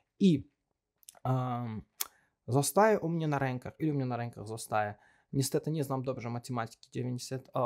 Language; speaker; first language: Polish; non-native, learner; Azerbaijani